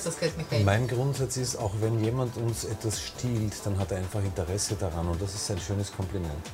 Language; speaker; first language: German; native; German